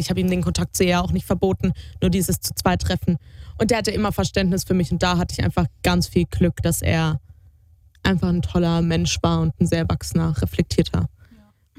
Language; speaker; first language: German; native; German